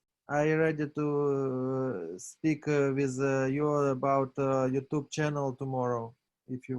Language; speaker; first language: English; non-native, learner; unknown